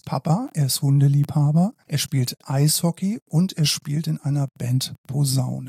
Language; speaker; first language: German; native; German